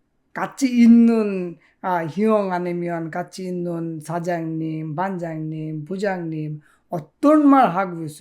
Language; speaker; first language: Korean; non-native, fluent; Bangla